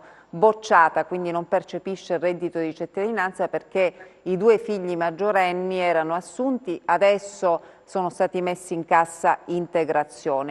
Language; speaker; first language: Italian; native; Italian